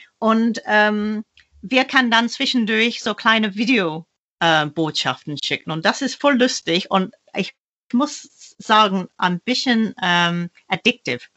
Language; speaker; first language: German; non-native, fluent; English